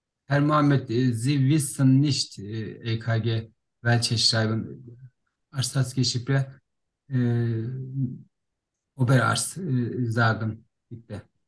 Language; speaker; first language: German; non-native, learner; Turkish